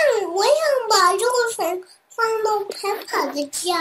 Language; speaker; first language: Chinese; early bilingual, heritage; Chinese